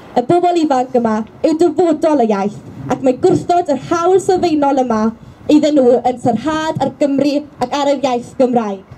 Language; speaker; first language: Welsh; native; Welsh